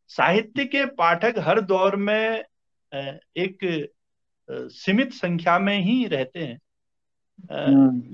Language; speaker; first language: Hindi; native; Hindi